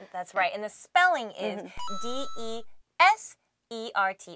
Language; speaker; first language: English; early bilingual, other home language; Korean